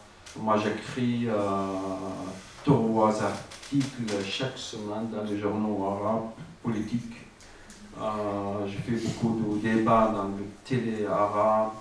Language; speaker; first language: French; non-native, learner; Arabic